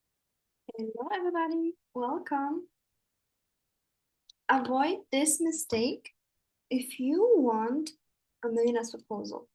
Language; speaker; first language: English; non-native, fluent; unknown